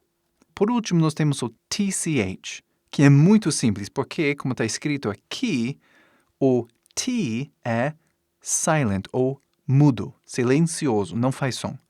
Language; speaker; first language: Portuguese; non-native, fluent; English